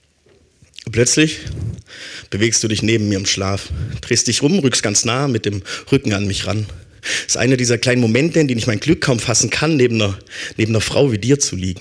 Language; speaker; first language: German; native; German